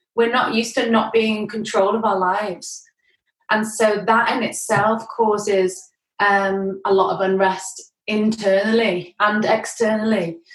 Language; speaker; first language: English; native; English